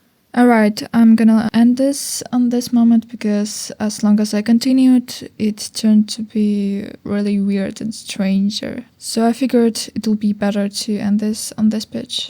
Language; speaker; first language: English; non-native, fluent; Ukrainian